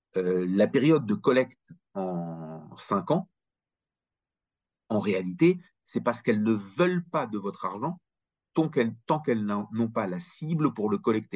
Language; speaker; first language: French; native; French